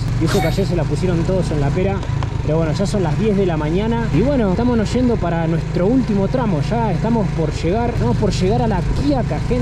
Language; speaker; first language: Spanish; native; Spanish